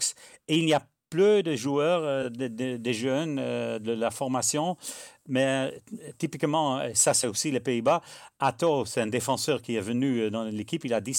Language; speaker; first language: French; non-native, fluent; Dutch